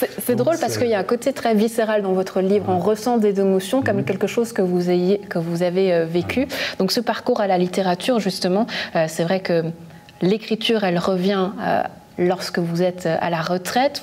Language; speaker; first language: French; native; French